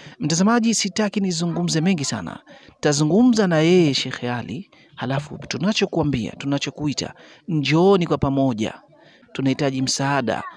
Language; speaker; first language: Swahili; native; Swahili